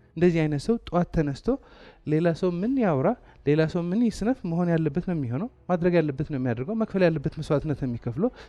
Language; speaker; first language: Amharic; non-native, local second language; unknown